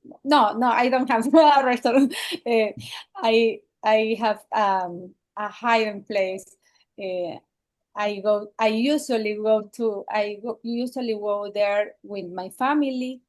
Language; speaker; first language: English; non-native, learner; Spanish